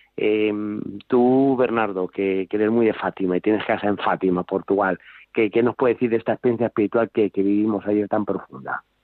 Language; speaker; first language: Spanish; native; Spanish